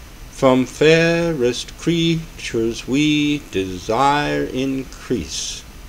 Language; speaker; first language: English; native; English